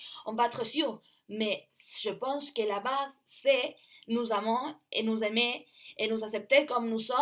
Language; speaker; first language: French; non-native, learner; Spanish